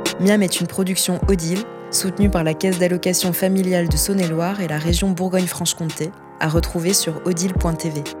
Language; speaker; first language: French; native; French